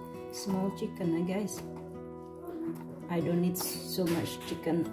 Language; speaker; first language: English; non-native, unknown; Indonesian